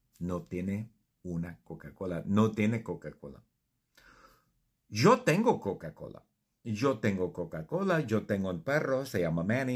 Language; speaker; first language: Spanish; non-native, fluent; English